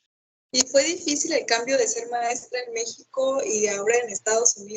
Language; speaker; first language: Spanish; native; Spanish